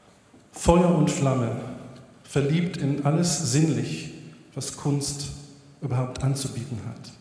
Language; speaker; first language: German; non-native, fluent; Hebrew